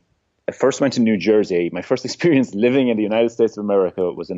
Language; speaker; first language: English; native; English